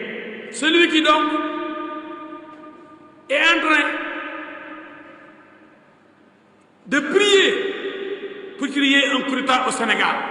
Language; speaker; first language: French; non-native, local second language; Wolof